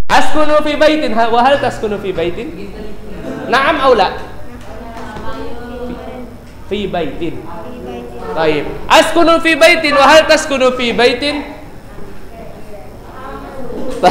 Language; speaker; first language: Arabic; non-native, fluent; Indonesian